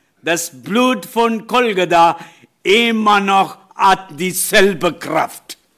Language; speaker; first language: German; non-native, learner; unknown